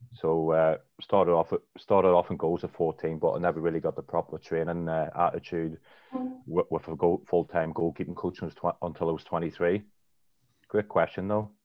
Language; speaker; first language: English; native; English